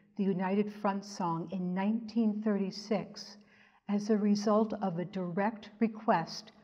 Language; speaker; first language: English; native; English